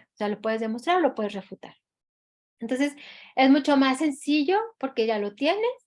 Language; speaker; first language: Spanish; native; Spanish